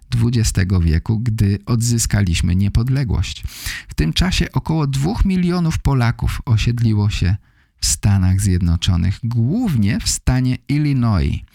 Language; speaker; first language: Polish; native; Polish